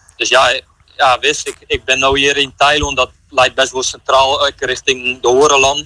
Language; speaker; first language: Dutch; non-native, local second language; Western Frisian